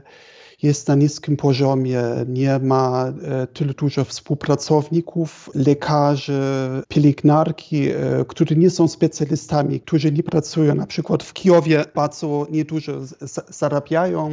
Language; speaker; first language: Polish; non-native, fluent; German